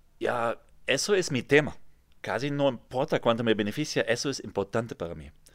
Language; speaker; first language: Spanish; non-native, fluent; German